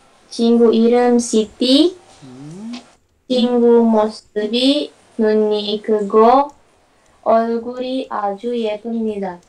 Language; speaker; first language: Korean; non-native, learner; Indonesian